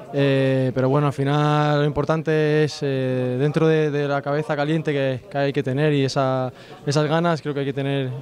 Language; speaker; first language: Spanish; native; Spanish